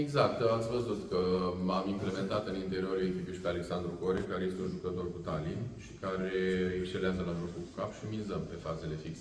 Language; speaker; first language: Romanian; native; Romanian